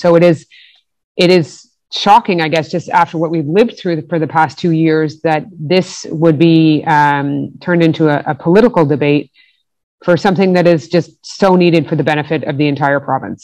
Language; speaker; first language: English; native; English